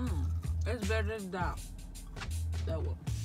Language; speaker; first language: English; non-native, learner; Spanish